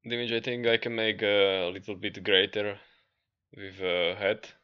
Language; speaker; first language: English; non-native, learner; Slovak